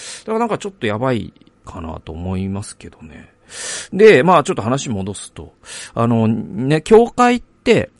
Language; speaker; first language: Japanese; native; Japanese